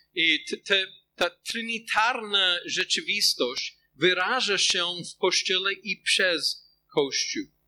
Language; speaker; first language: Polish; non-native, fluent; English